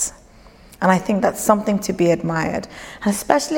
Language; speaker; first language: English; non-native, local second language; Yoruba